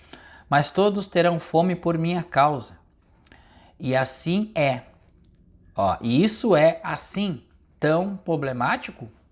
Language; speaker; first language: Portuguese; native; Portuguese